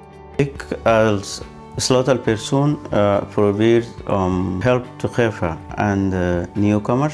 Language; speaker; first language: Dutch; non-native, learner; Arabic